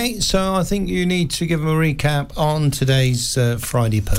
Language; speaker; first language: English; native; English